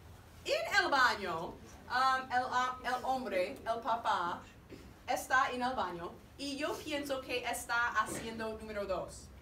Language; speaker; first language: Spanish; non-native, fluent; English